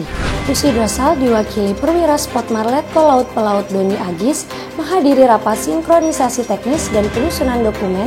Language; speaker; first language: Indonesian; native; Indonesian